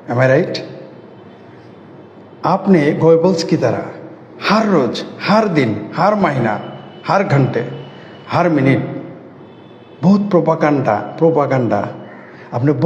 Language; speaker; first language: Hindi; non-native, fluent; Bangla